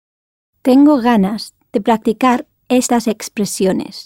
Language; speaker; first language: Spanish; non-native, learner; English